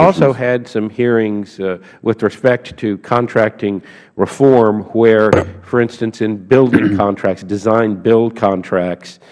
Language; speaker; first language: English; native; English